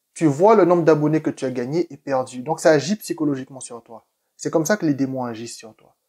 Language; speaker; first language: French; native; French